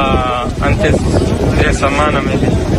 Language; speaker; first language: Spanish; non-native, learner; Arabic